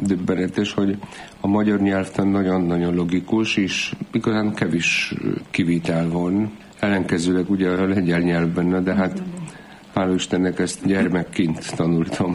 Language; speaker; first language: Hungarian; non-native, fluent; Polish